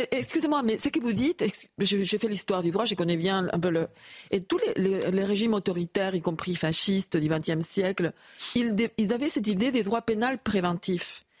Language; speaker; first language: French; non-native, fluent; Spanish